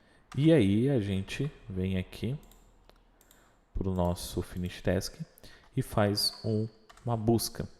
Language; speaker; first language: Portuguese; native; Portuguese